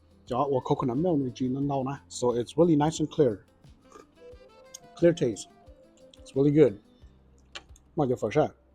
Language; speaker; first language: English; early bilingual, heritage; Hmong